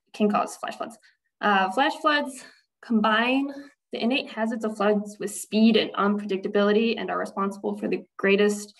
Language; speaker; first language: English; native; English